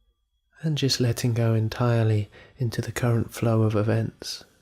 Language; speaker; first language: English; native; English